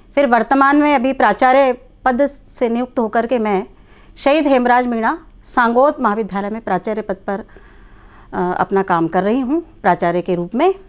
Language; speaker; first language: Hindi; non-native, local second language; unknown